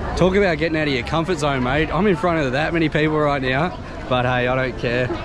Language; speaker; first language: English; native; English